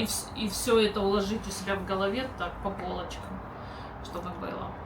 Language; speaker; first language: Russian; native; Russian